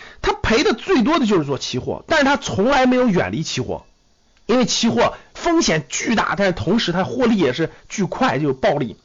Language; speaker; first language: Chinese; native; Chinese